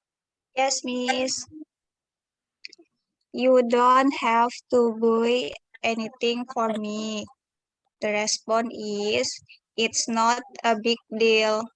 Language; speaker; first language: English; non-native, learner; Indonesian